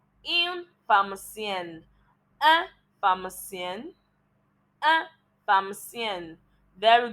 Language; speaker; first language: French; non-native, learner; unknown